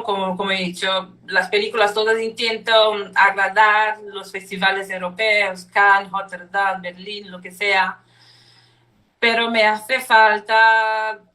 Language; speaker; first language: Spanish; non-native, fluent; Portuguese